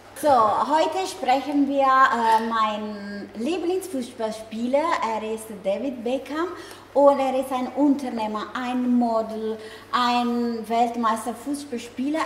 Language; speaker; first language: German; non-native, learner; Italian